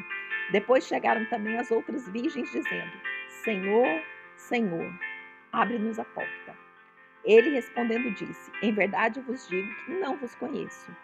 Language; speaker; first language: Portuguese; native; Portuguese